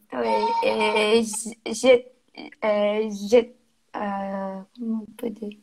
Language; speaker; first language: French; non-native, learner; Portuguese